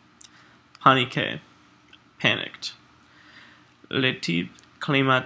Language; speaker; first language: French; non-native, learner; English